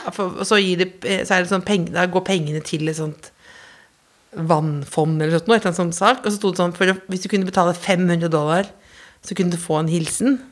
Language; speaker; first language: Norwegian; native; Norwegian